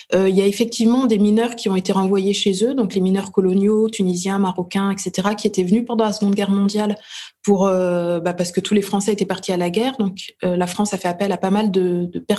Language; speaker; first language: French; native; French